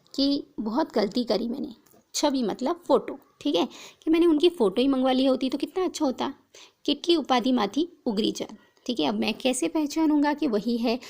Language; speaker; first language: Hindi; non-native, local second language; Gujarati